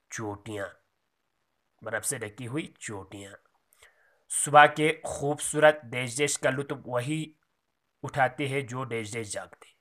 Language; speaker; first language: Urdu; non-native, local second language; Kashmiri